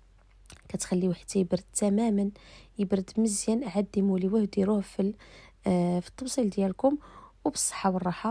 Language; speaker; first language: Arabic; native; Arabic